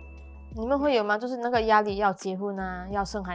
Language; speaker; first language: Chinese; native; Chinese